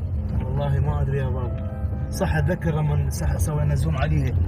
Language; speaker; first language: Arabic; native; Arabic